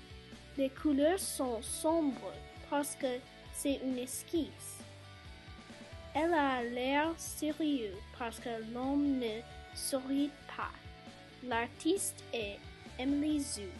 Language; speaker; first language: French; non-native, learner; English